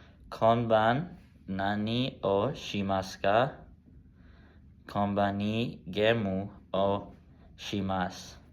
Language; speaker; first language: Japanese; non-native, learner; English